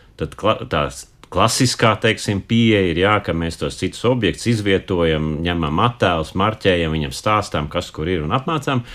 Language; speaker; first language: Latvian; native; Latvian